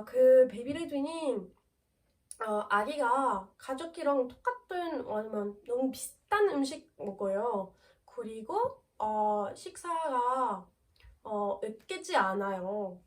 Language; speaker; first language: Korean; non-native, learner; French